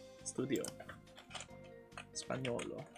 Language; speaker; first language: Italian; non-native, learner; English